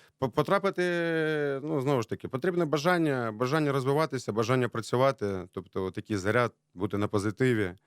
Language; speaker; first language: Ukrainian; native; Ukrainian